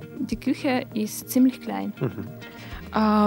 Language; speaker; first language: German; non-native, learner; Russian